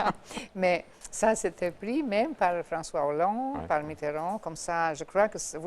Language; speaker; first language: French; non-native, fluent; Albanian